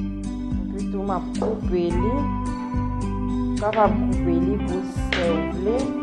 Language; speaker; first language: French; non-native, learner; Haitian Creole